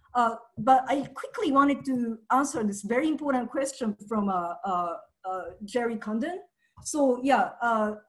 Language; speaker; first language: English; early bilingual, other home language; Japanese